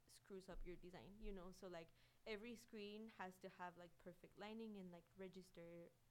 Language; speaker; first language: English; non-native, fluent; Spanish